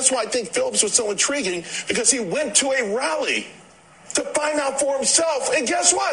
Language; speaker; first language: English; native; English